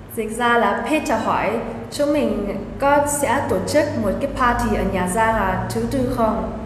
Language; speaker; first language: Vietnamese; early bilingual, heritage; Vietnamese